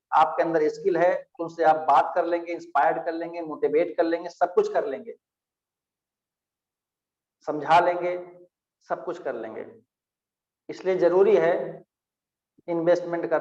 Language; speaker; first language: Hindi; native; Hindi